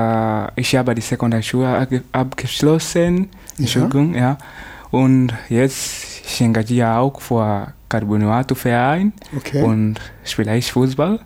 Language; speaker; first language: German; non-native, learner; Swahili